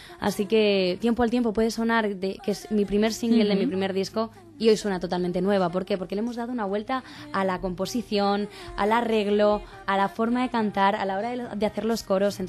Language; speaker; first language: Spanish; native; Spanish